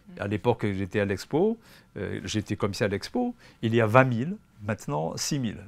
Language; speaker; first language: French; non-native, fluent; Chinese